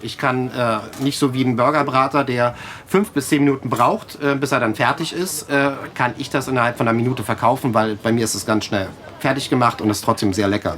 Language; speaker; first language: German; native; German